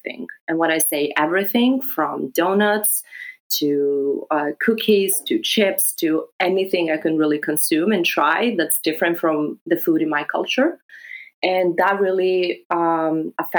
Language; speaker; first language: English; non-native, fluent; Greek